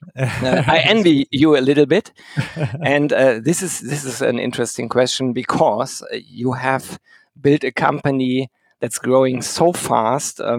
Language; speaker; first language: English; non-native, fluent; German